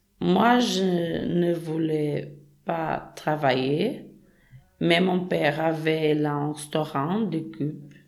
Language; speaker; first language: French; non-native, learner; Portuguese